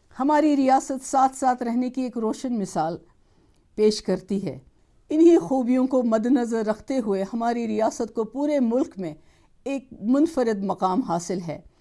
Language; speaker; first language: Hindi; non-native, local second language; Kashmiri